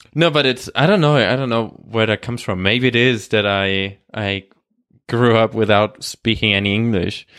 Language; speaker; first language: English; non-native, fluent; German